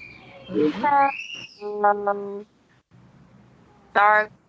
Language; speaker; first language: English; non-native, learner; Korean